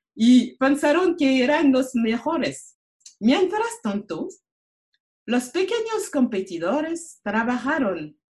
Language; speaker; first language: Spanish; non-native, fluent; French